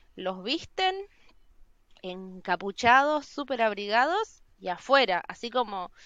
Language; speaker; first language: Spanish; native; Spanish